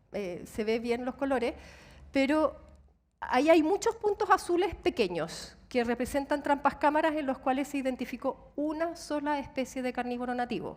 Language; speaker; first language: Spanish; native; Spanish